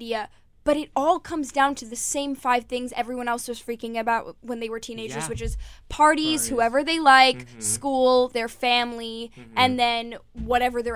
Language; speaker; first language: English; native; English